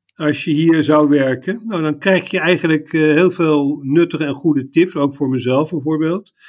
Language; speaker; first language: Dutch; native; Dutch